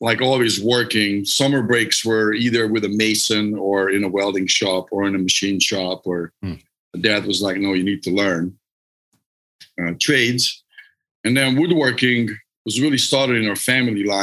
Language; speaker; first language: English; non-native, fluent; Hungarian